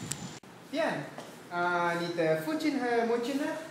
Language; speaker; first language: Chinese; non-native, learner; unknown